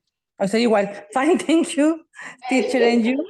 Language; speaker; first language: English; non-native, learner; Spanish